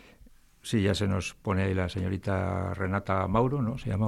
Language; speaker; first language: Spanish; native; Spanish